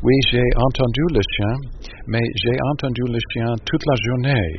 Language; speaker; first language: French; non-native, learner; English